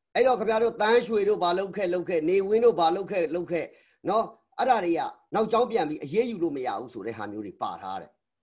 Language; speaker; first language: Burmese; native; Burmese